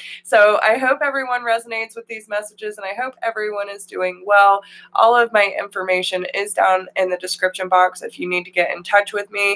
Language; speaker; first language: English; native; English